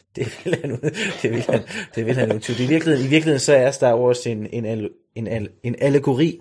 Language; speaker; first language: Danish; native; Danish